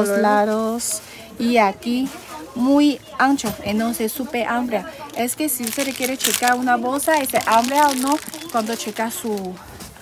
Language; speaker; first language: Spanish; non-native, learner; Chinese